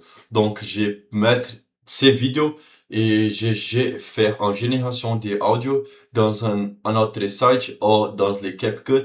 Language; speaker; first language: French; non-native, learner; Portuguese